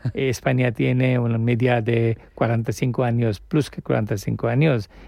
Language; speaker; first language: Spanish; non-native, learner; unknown